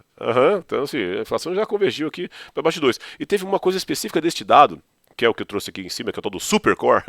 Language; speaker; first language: Portuguese; native; Portuguese